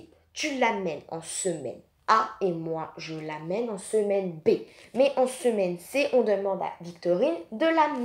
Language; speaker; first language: French; native; French